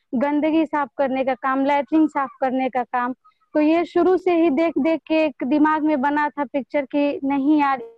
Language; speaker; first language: Hindi; native; Hindi